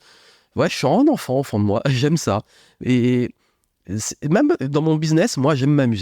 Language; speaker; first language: French; native; French